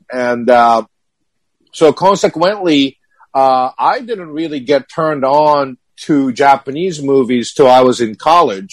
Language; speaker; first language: English; non-native, fluent; Japanese